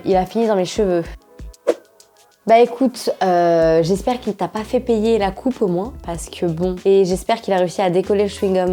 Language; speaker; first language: French; native; French